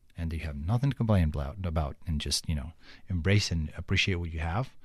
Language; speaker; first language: English; non-native, fluent; Ukrainian